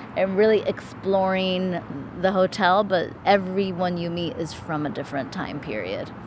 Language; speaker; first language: English; native; English